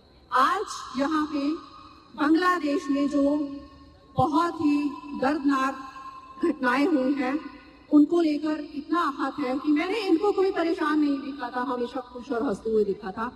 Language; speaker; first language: Hindi; native; Hindi